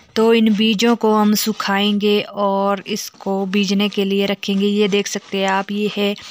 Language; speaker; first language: Hindi; non-native, local second language; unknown